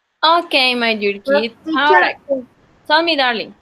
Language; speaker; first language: English; non-native, local second language; Spanish